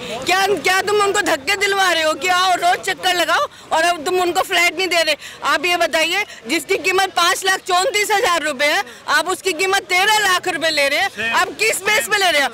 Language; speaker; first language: Hindi; native; Hindi